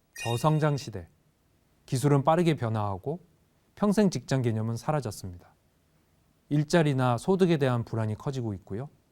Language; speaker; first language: Korean; native; Korean